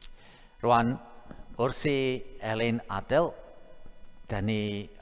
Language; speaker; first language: Welsh; native; Welsh